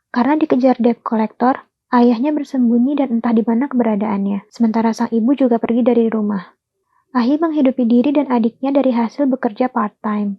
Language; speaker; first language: Indonesian; native; Indonesian